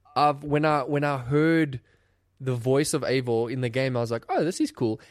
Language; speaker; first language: English; early bilingual, other home language; Lithuanian